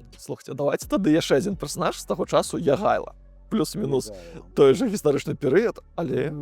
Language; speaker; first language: Belarusian; non-native, local second language; Russian